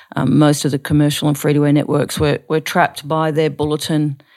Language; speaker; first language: English; native; English